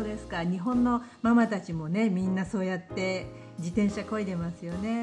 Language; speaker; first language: Japanese; native; Japanese